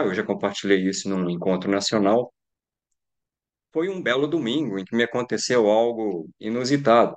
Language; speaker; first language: Portuguese; native; Portuguese